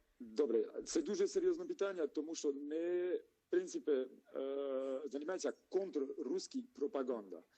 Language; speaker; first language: Ukrainian; non-native, learner; French